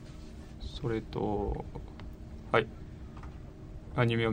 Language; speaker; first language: Japanese; non-native, learner; French